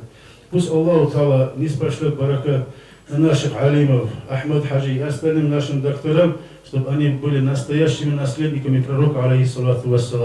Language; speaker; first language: Russian; non-native, local second language; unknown